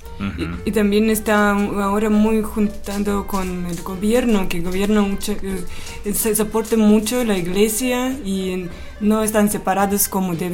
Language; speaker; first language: Spanish; non-native, fluent; Russian